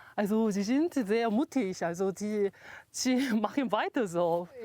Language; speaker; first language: German; non-native, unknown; Korean